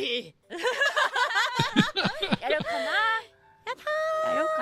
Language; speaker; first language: Japanese; non-native, fluent; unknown